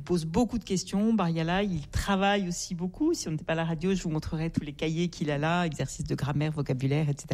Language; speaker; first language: French; native; French